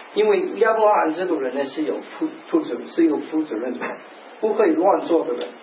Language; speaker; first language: Chinese; non-native, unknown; English